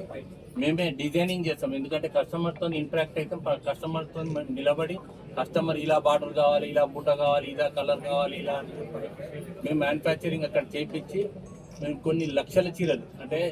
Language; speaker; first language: Telugu; native; Telugu